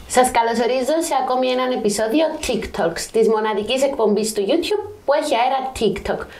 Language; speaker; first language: Greek; native; Greek